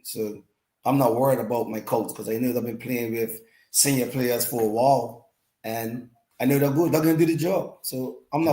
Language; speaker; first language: English; native; English